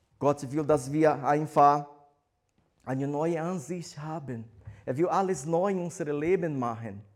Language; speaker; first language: German; non-native, fluent; Portuguese